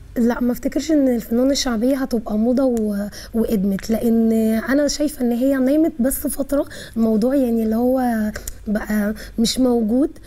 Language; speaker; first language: Egyptian Arabic; native; Egyptian Arabic